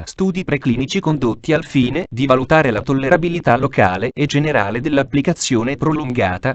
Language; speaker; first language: Italian; native; Italian